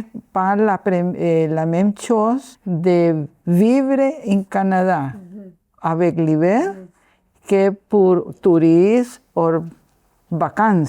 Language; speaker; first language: French; non-native, learner; Spanish